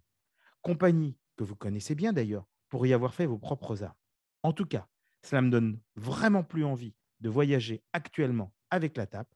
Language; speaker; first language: French; native; French